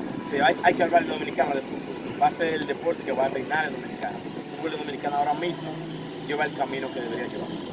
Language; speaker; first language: Spanish; native; Spanish